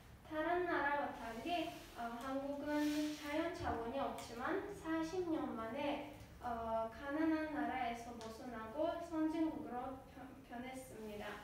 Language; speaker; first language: Korean; non-native, learner; Azerbaijani